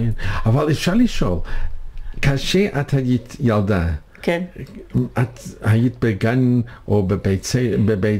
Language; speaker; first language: Hebrew; non-native, learner; English